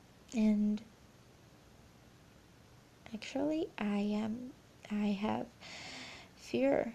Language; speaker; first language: English; non-native, learner; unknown